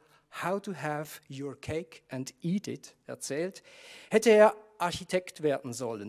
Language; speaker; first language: German; native; German